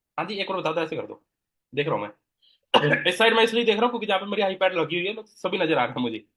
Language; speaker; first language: Hindi; non-native, local second language; Punjabi